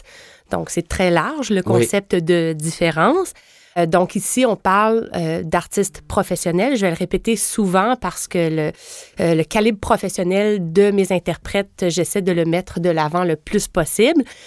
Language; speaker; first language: French; native; French